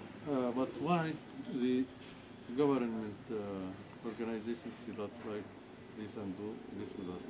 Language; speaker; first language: English; non-native, learner; Arabic